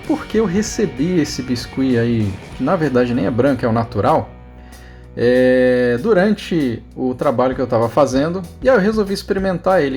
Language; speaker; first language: Portuguese; native; Portuguese